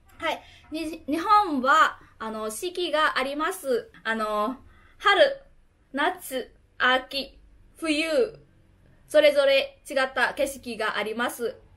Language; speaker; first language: Japanese; non-native, fluent; Vietnamese